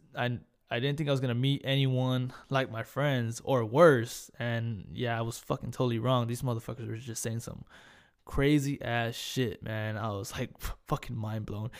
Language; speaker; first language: English; early bilingual, other home language; Spanish